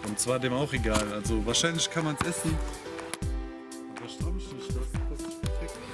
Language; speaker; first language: German; native; German